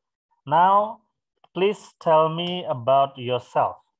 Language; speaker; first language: English; non-native, fluent; Indonesian